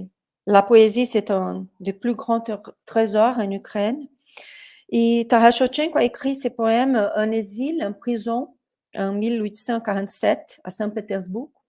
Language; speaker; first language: French; non-native, fluent; Portuguese